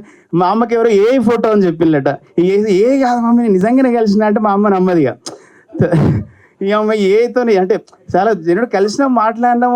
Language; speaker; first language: Telugu; native; Telugu